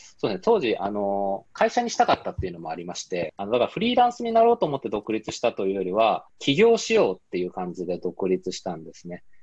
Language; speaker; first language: Japanese; non-native, fluent; Korean